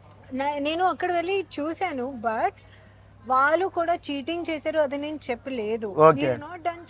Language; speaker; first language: Telugu; non-native, learner; Hindi